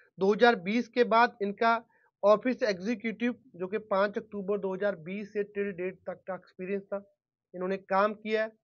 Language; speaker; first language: Hindi; non-native, local second language; Punjabi